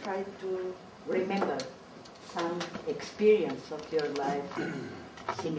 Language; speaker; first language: English; non-native, learner; Portuguese